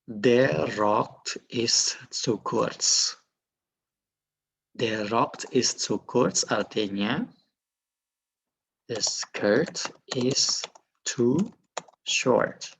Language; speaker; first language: German; non-native, fluent; Indonesian